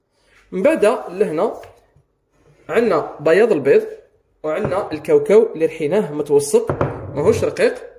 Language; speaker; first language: Arabic; native; Arabic